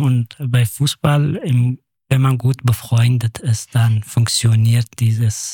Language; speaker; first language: German; non-native, fluent; Kurdish